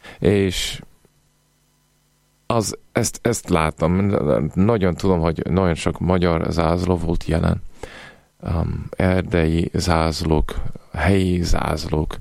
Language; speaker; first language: Hungarian; non-native, fluent; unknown